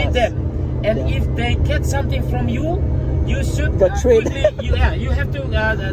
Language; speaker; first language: English; non-native, learner; Indonesian